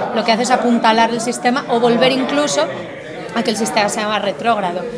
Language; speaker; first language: Spanish; native; Spanish